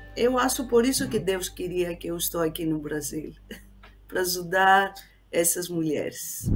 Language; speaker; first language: Portuguese; non-native, fluent; Greek